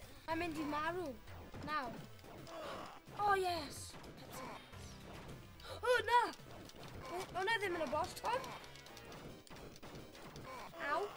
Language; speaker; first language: Welsh; non-native, local second language; English